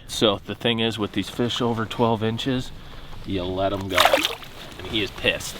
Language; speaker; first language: English; native; English